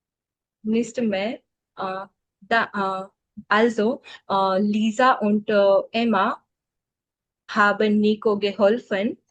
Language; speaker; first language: German; non-native, learner; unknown